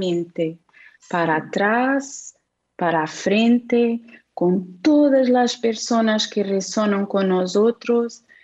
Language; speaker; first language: Spanish; non-native, fluent; Portuguese